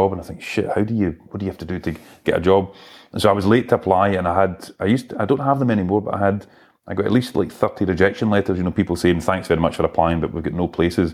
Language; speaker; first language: English; native; English